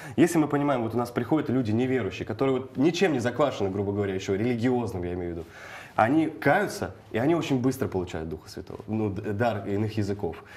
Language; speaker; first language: Russian; native; Russian